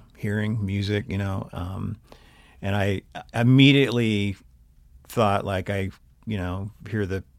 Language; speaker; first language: English; native; English